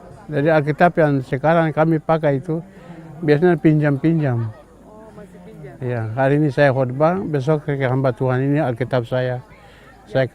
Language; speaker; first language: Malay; non-native, local second language; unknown